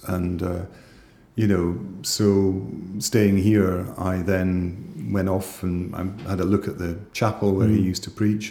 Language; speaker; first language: English; native; English